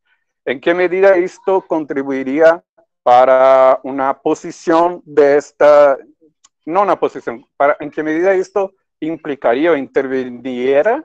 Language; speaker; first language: Spanish; non-native, fluent; Portuguese